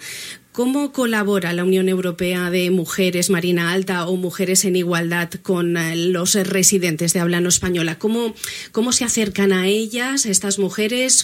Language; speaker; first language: Spanish; native; Spanish